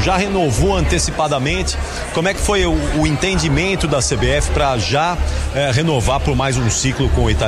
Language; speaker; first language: Portuguese; native; Portuguese